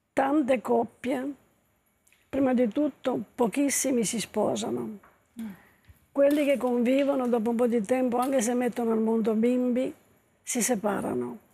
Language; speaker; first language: Italian; native; Italian